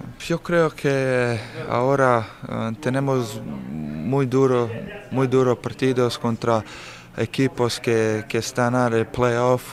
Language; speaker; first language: Spanish; non-native, fluent; Slovenian